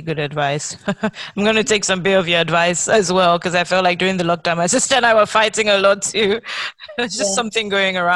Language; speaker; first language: English; non-native, local second language; Yoruba